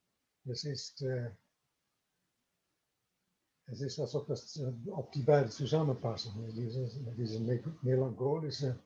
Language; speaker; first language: German; non-native, fluent; Dutch